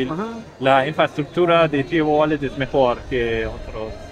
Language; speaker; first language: Spanish; non-native, learner; German